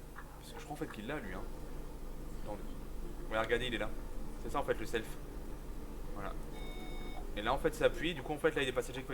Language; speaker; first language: French; native; French